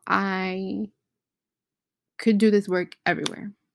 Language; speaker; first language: English; early bilingual, other home language; Spanish